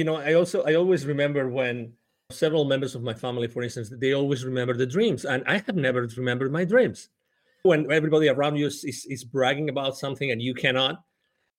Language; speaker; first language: English; non-native, fluent; Spanish